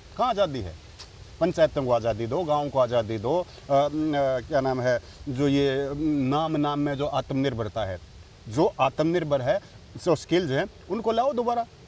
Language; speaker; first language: Hindi; native; Hindi